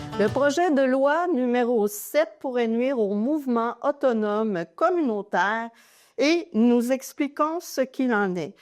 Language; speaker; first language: French; native; French